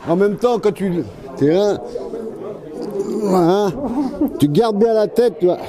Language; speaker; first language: French; native; French